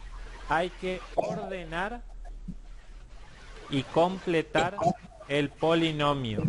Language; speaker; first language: Spanish; native; Spanish